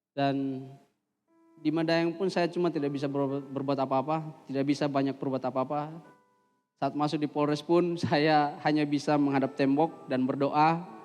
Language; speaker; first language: Indonesian; native; Indonesian